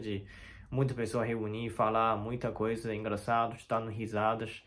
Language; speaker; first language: Portuguese; non-native, learner; Chinese